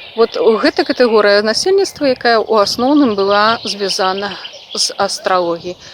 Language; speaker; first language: Belarusian; non-native, local second language; Russian